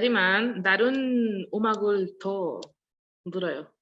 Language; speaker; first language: Korean; non-native, learner; Spanish